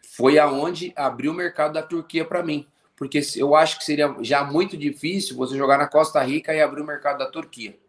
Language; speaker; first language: Portuguese; native; Portuguese